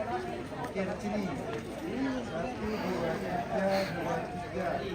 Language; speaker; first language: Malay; non-native, local second language; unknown